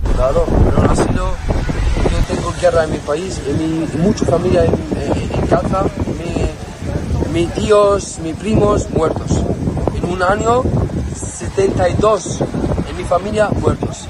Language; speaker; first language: Spanish; non-native, learner; Arabic